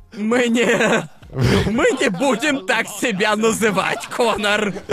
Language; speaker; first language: Russian; non-native, fluent; English